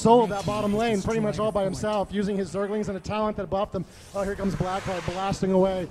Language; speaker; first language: English; native; English